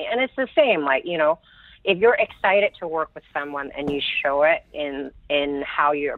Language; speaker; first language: English; non-native, local second language; Cantonese